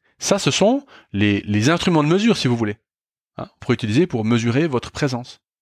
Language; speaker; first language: French; native; French